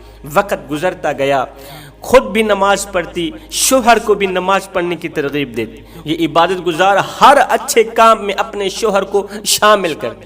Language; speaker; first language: Urdu; native; Urdu